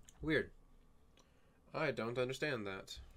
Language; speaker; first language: English; native; English